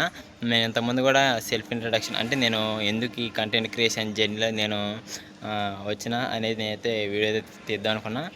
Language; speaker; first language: Telugu; native; Telugu